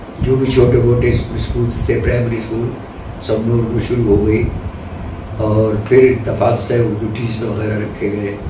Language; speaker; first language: Urdu; native; Urdu